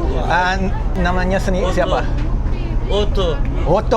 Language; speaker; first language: Indonesian; non-native, fluent; English